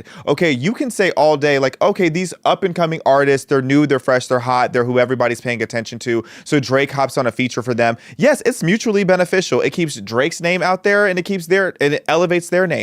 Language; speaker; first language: English; native; English